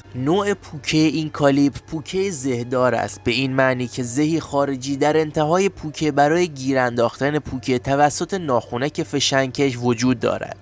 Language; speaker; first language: Persian; native; Persian